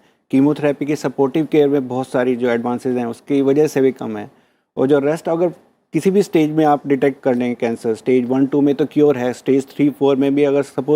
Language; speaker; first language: Hindi; native; Hindi